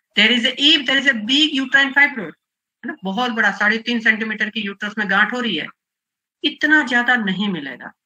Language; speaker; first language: Hindi; non-native, local second language; Gujarati